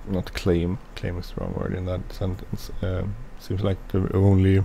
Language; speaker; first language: English; non-native, fluent; Swedish